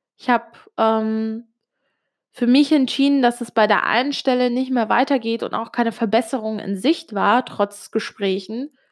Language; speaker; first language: German; early bilingual, other home language; Italian